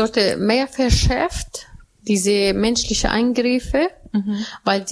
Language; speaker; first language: German; non-native, learner; Arabic